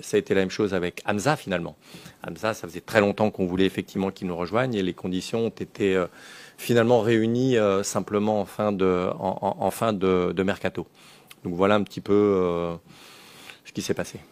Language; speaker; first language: French; native; French